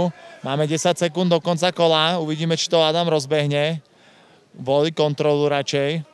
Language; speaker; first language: Slovak; native; Slovak